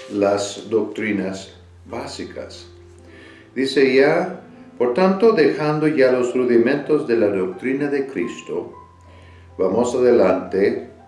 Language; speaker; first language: Spanish; non-native, fluent; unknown